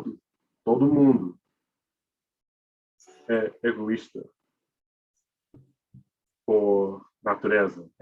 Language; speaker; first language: Portuguese; non-native, learner; English